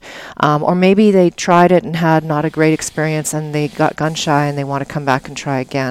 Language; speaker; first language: English; native; English